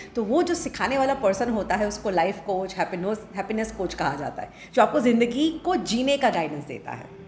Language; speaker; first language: Hindi; non-native, local second language; Gujarati